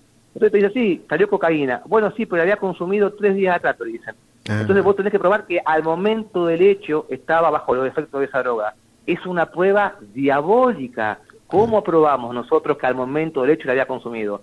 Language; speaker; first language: Spanish; native; Spanish